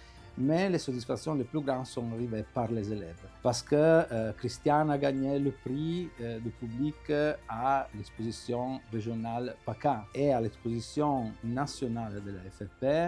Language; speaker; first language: French; non-native, fluent; Italian